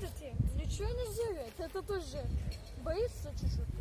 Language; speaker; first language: Russian; non-native, learner; Turkish